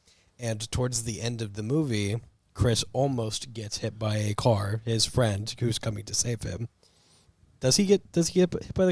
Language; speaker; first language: English; native; English